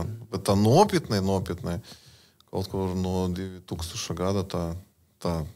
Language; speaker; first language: Latvian; non-native, learner; Russian